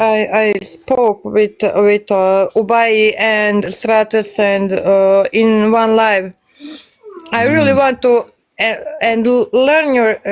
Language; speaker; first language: English; non-native, learner; Bosnian